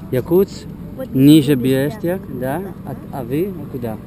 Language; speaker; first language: Russian; non-native, learner; Italian